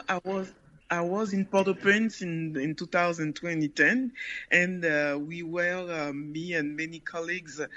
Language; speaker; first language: English; non-native, learner; Haitian Creole